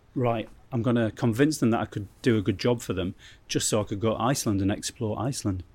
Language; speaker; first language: English; native; English